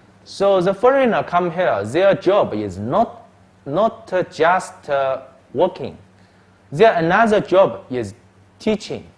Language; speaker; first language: English; non-native, learner; Chinese